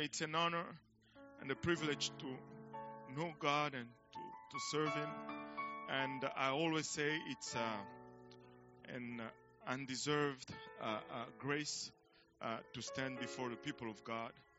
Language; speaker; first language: English; non-native, fluent; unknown